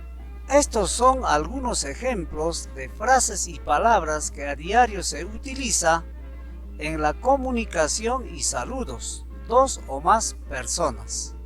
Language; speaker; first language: Spanish; non-native, local second language; Quechua